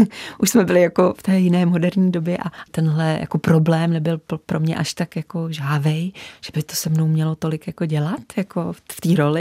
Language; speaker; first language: Czech; native; Czech